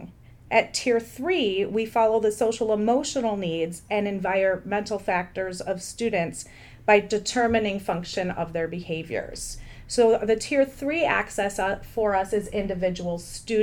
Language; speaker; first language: English; native; English